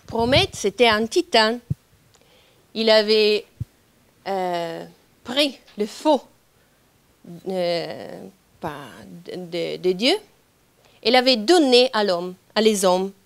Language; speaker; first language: French; non-native, fluent; Italian